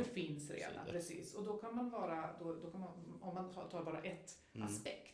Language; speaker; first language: Swedish; non-native, fluent; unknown